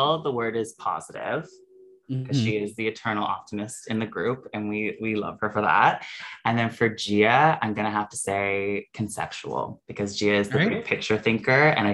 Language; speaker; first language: English; native; English